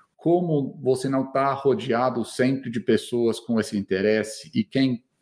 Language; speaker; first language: Portuguese; non-native, fluent; English